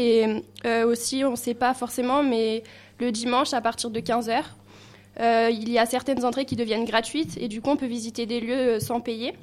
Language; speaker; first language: French; native; French